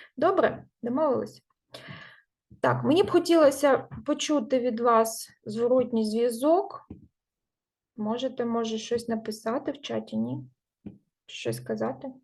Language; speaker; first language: Ukrainian; non-native, local second language; Russian